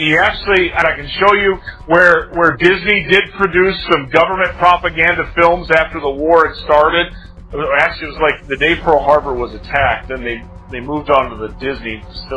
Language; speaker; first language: English; native; English